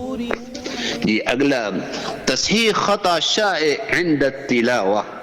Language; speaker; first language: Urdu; non-native, local second language; Punjabi